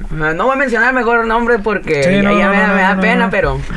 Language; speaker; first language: Spanish; native; Spanish